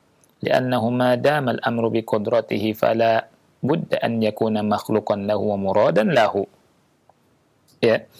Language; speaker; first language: Arabic; non-native, fluent; Indonesian